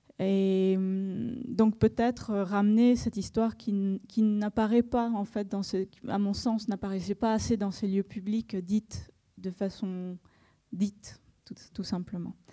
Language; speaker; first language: French; non-native, fluent; Spanish